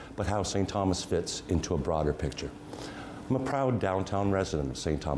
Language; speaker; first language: English; native; English